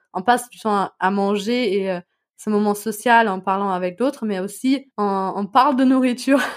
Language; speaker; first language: French; non-native, fluent; German